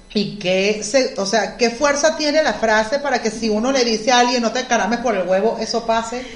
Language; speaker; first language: Spanish; native; Spanish